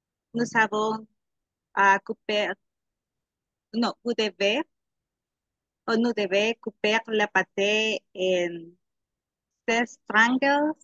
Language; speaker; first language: French; non-native, learner; Spanish